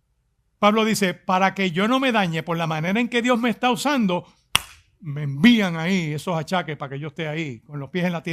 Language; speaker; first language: Spanish; native; Spanish